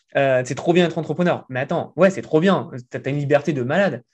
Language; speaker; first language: French; native; French